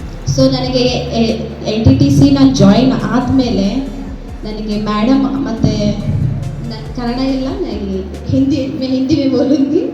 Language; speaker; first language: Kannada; non-native, local second language; Hindi